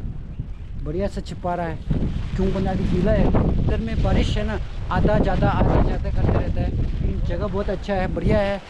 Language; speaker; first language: Hindi; non-native, local second language; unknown